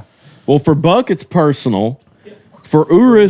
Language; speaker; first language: English; native; English